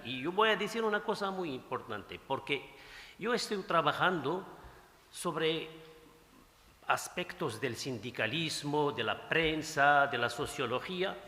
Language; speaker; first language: Spanish; non-native, fluent; Arabic